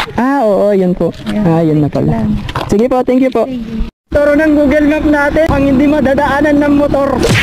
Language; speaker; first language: Filipino; non-native, local second language; Iloko